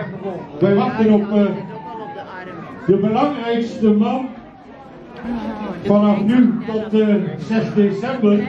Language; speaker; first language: Dutch; native; Dutch